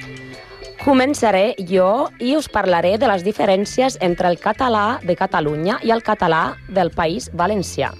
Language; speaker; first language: Catalan; non-native, learner; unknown